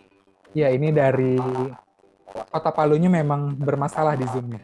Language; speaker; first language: Indonesian; native; Indonesian